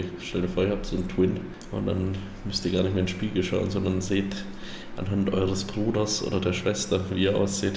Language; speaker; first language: German; native; German